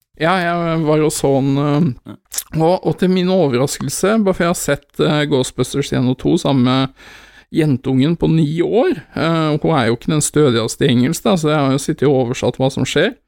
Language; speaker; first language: Norwegian; native; Norwegian